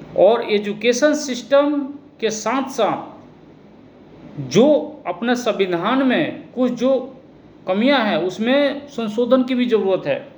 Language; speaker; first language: Hindi; native; Hindi